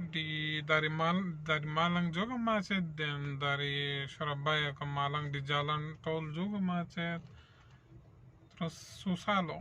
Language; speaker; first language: Indonesian; non-native, learner; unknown